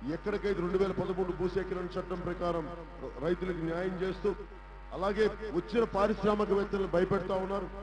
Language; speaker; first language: Telugu; native; Telugu